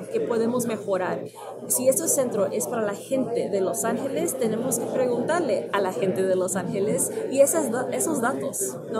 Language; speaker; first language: Spanish; early bilingual, heritage; Spanish